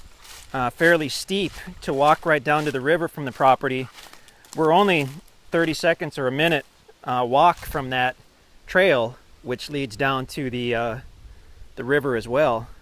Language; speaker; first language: English; native; English